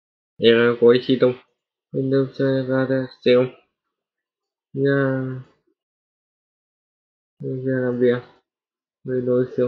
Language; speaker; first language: Spanish; non-native, learner; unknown